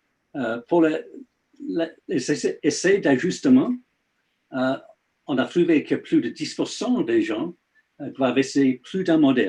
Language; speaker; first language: French; non-native, learner; English